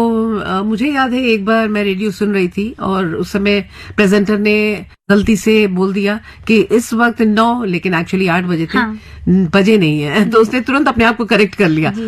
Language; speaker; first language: Hindi; native; Hindi